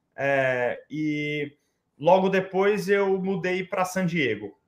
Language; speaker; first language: Portuguese; early bilingual, heritage; English